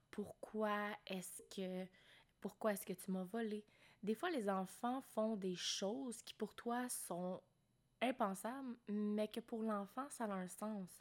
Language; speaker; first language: French; native; French